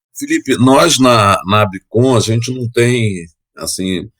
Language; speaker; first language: Portuguese; native; Portuguese